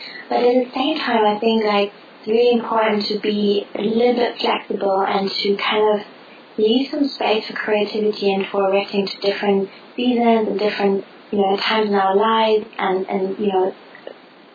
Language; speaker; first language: English; non-native, fluent; German